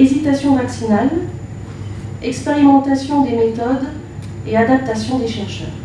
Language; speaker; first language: French; native; French